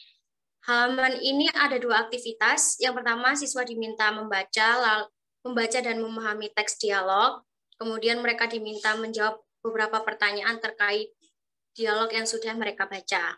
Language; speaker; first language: Indonesian; native; Indonesian